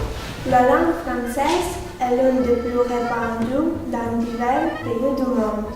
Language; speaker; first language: French; non-native, learner; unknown